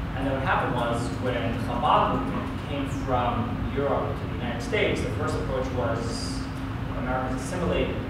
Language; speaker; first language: English; native; English